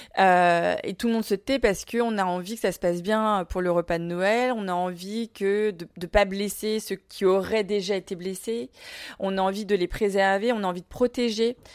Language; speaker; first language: French; early bilingual, other home language; Vietnamese